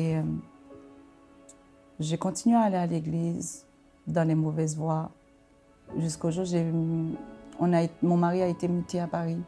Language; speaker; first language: French; non-native, local second language; Haitian Creole